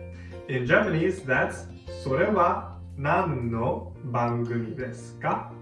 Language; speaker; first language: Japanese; non-native, fluent; Filipino